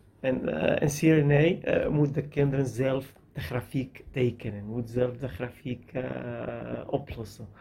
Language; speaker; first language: Dutch; non-native, learner; Arabic